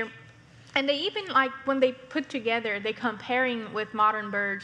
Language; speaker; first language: English; non-native, fluent; Portuguese